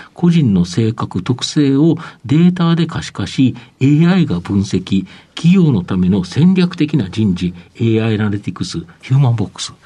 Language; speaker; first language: Japanese; native; Japanese